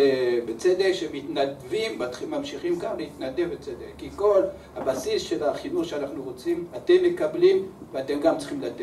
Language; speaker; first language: Hebrew; early bilingual, other home language; French